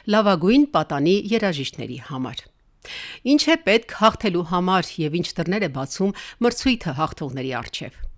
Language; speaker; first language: Armenian; native; Armenian